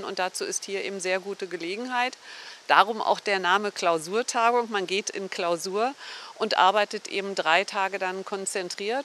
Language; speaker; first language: German; native; German